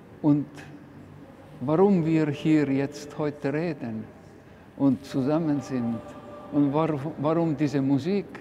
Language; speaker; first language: German; non-native, fluent; Estonian